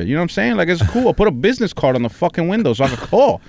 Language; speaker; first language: English; early bilingual, other home language; Spanish